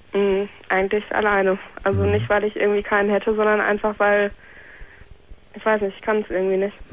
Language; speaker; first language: German; native; German